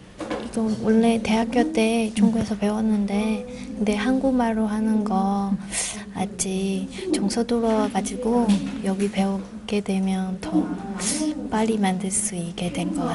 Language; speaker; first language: Korean; non-native, fluent; Chinese